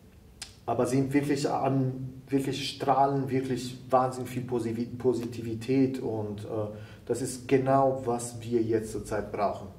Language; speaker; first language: German; non-native, fluent; Italian